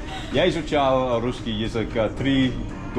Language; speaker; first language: Russian; non-native, learner; English